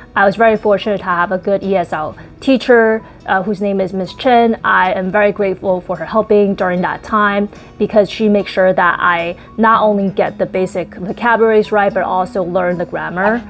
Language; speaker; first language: English; early bilingual, other home language; Chinese